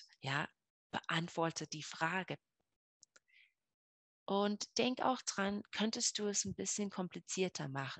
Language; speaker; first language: German; non-native, fluent; English